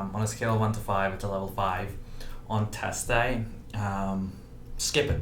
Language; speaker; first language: English; native; English